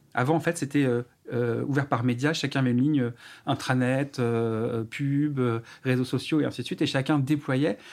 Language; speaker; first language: French; native; French